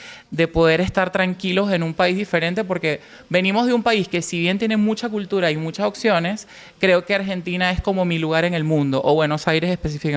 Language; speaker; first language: Spanish; native; Spanish